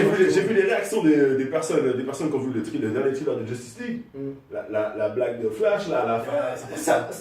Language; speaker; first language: French; native; French